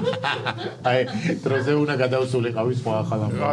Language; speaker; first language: Georgian; native; Georgian